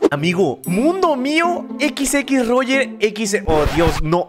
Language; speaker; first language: Spanish; native; Spanish